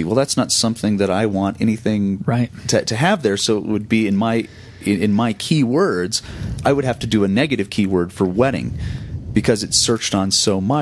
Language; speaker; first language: English; native; English